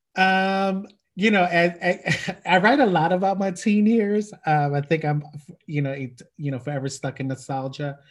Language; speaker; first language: English; native; English